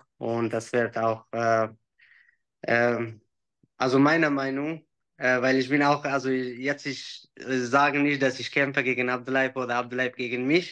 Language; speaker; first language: German; non-native, learner; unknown